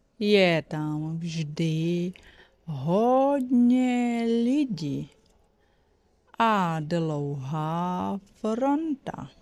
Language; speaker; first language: Czech; non-native, fluent; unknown